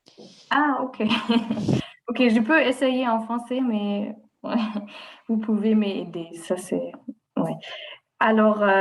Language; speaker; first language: French; non-native, learner; German